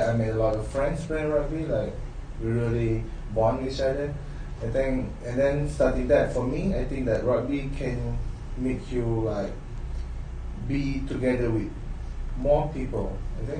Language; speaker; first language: English; non-native, local second language; Malay